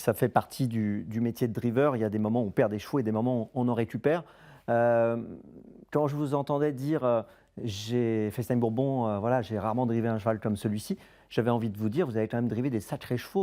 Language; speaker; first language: French; native; French